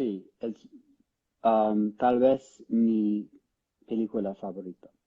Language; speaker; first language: Spanish; non-native, learner; English